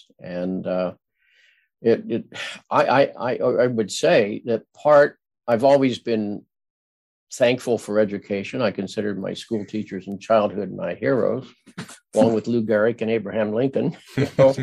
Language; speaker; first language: English; native; English